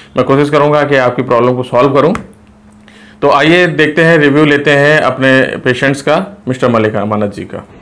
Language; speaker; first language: Hindi; native; Hindi